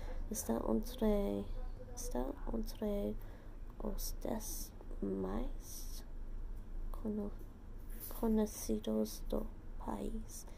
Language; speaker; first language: Spanish; non-native, learner; English